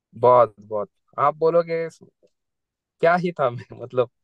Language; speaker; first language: Hindi; non-native, local second language; Marathi